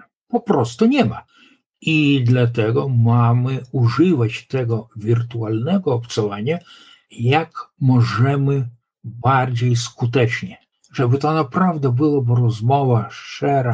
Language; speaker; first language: Polish; non-native, local second language; Lithuanian